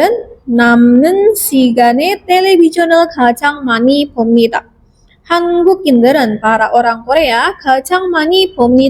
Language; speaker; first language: Korean; non-native, fluent; Indonesian